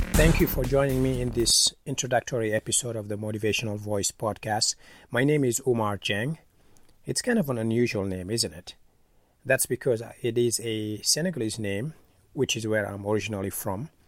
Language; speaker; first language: English; non-native, fluent; Wolof